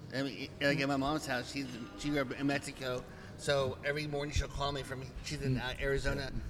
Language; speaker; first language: English; native; English